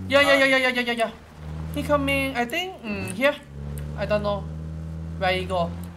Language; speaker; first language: English; non-native, learner; Thai